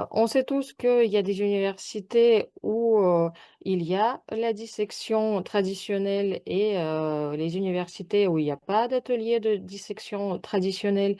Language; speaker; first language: French; non-native, fluent; Russian